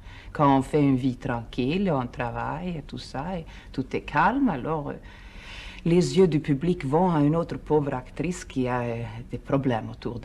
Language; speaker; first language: French; non-native, fluent; Swedish